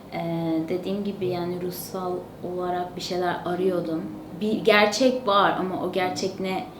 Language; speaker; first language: Turkish; early bilingual, other home language; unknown